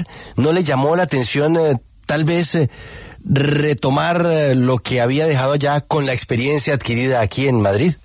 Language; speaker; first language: Spanish; native; Spanish